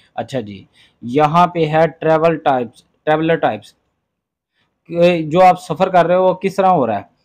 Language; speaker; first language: Urdu; non-native, local second language; Punjabi